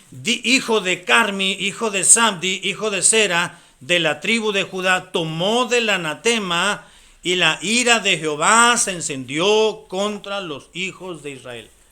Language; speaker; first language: Spanish; native; Spanish